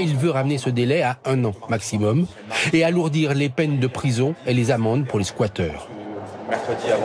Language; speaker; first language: French; native; French